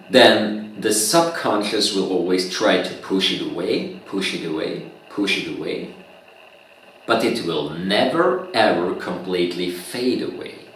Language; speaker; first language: English; non-native, fluent; German